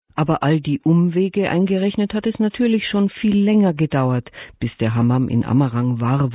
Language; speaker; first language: German; native; German